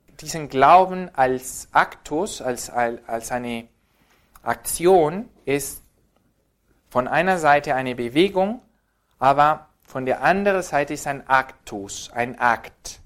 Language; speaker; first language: German; non-native, fluent; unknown